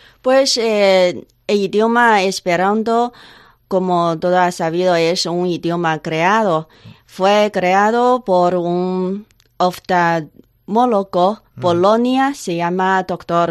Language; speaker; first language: Spanish; non-native, learner; Chinese